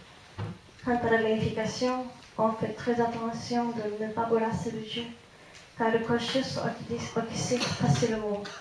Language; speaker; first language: French; non-native, fluent; Japanese